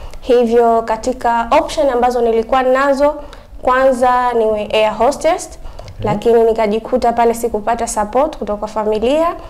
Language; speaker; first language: Swahili; native; Swahili